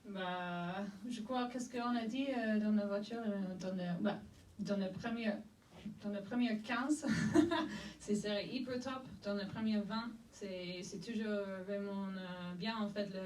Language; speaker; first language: French; non-native, fluent; English